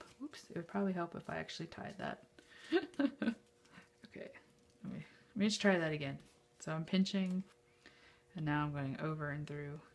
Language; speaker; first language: English; native; English